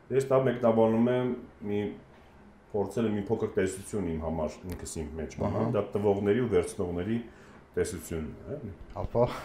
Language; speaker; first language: Armenian; native; Armenian